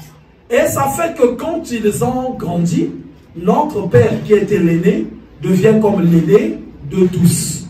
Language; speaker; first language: French; non-native, local second language; Lingala